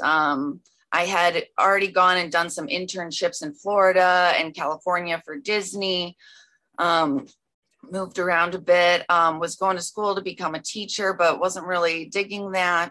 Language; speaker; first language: English; native; English